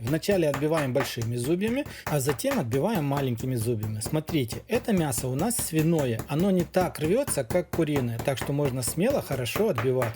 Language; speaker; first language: Russian; native; Russian